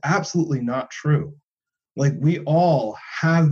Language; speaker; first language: English; native; English